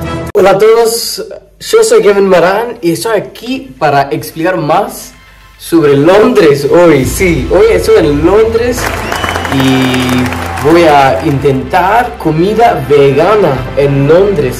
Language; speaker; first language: Spanish; non-native, learner; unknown